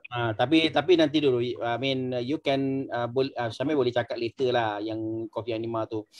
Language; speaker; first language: Malay; native; Malay